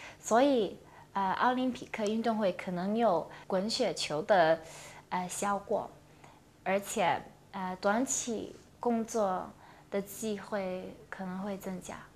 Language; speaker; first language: Chinese; non-native, local second language; Cantonese